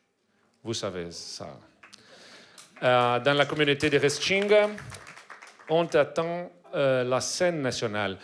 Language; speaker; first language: French; non-native, learner; Portuguese